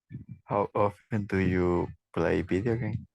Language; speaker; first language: English; non-native, learner; Spanish